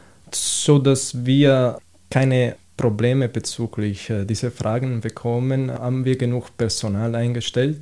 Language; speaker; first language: German; non-native, fluent; Italian